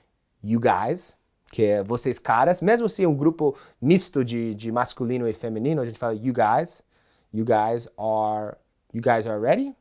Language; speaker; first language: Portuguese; non-native, fluent; English